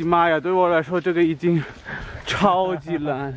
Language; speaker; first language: Chinese; non-native, fluent; German